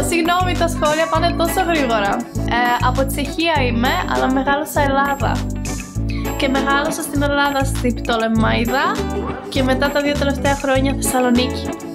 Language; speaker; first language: Greek; early bilingual, other home language; Czech